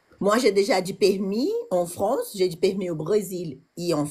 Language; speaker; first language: French; non-native, learner; Portuguese